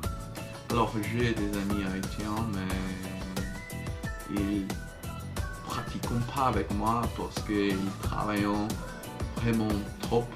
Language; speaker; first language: French; non-native, learner; Portuguese